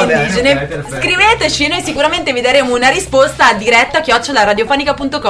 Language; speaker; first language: Italian; native; Italian